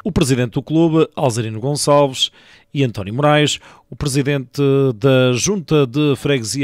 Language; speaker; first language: Portuguese; native; Portuguese